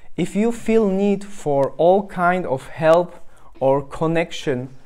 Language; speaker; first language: English; non-native, fluent; Polish